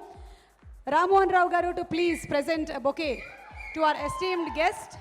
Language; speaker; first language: Telugu; native; Telugu